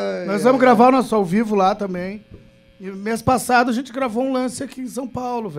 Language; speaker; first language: Portuguese; native; Portuguese